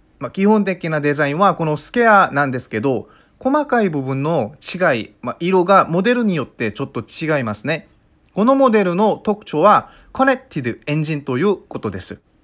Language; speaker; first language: Japanese; non-native, fluent; Korean